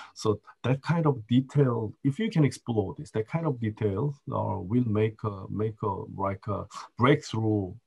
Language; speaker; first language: English; non-native, fluent; Korean